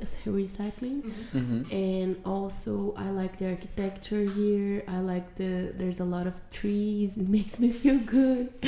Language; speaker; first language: English; non-native, fluent; Portuguese